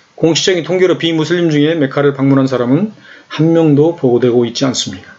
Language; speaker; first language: Korean; native; Korean